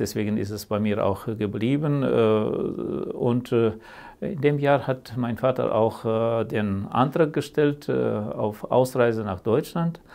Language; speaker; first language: German; early bilingual, heritage; German